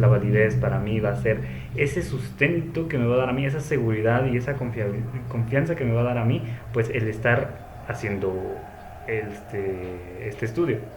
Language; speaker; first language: Spanish; native; Spanish